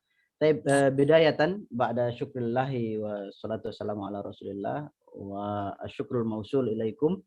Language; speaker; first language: Arabic; non-native, fluent; Indonesian